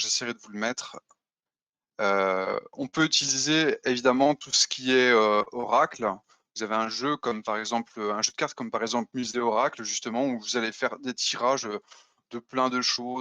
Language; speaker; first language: French; native; French